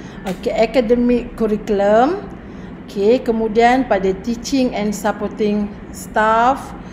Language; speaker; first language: English; non-native, local second language; Malay